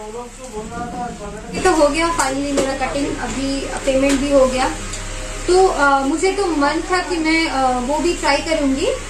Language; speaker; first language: Hindi; non-native, local second language; Bangla